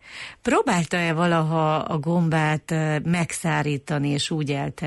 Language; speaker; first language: Hungarian; native; Hungarian